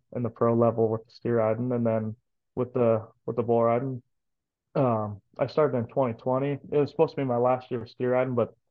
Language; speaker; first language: English; native; English